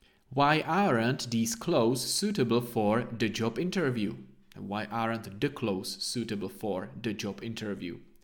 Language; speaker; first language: English; non-native, fluent; Czech